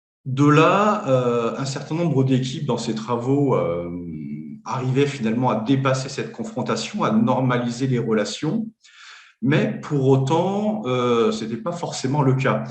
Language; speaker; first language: French; native; French